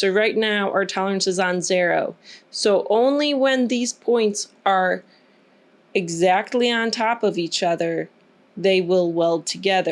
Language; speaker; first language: English; native; English